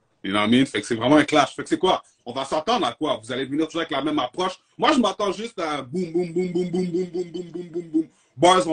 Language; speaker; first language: French; native; French